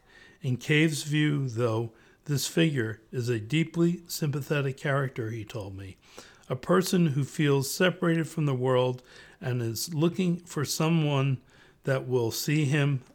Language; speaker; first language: English; native; English